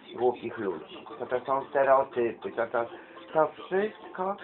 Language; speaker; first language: Polish; native; Polish